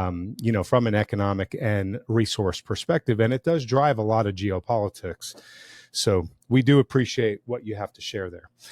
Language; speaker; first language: English; native; English